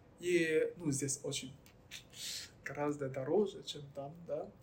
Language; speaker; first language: Russian; non-native, learner; Chinese